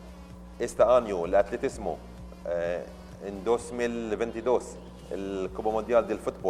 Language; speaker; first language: Spanish; non-native, learner; Arabic